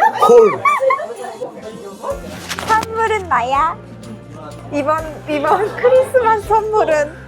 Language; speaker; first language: Korean; non-native, learner; Japanese